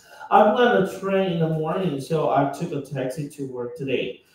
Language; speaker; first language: English; non-native, fluent; Chinese